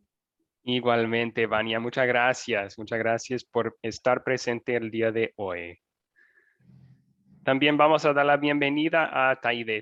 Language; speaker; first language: Spanish; non-native, fluent; English